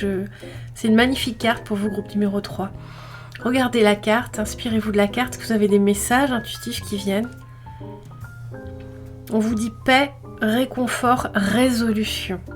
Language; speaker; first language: French; native; French